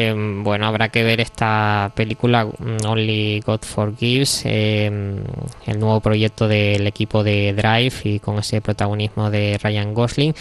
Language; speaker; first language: Spanish; native; Spanish